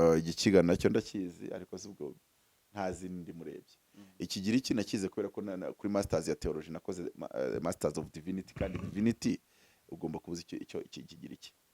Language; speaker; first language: Kinyarwanda; early bilingual, heritage; Kinyarwanda